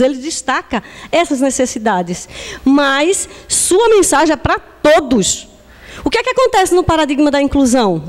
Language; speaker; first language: Portuguese; native; Portuguese